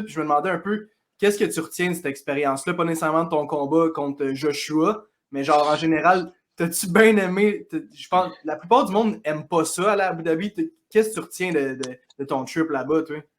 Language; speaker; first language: French; native; French